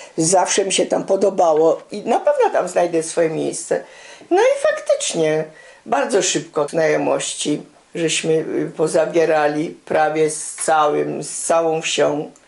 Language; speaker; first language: Polish; native; Polish